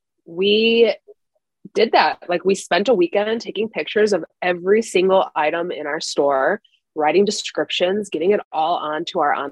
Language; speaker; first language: English; native; English